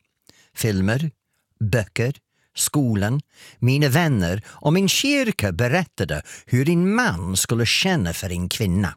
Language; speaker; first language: Swedish; non-native, fluent; English